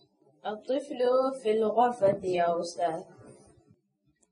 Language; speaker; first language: Arabic; non-native, learner; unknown